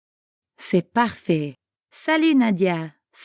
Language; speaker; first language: French; non-native, fluent; English